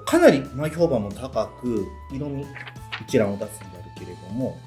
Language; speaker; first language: Japanese; native; Japanese